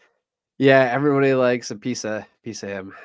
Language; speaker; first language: English; native; English